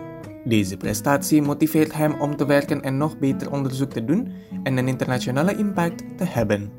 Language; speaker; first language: Dutch; non-native, fluent; Indonesian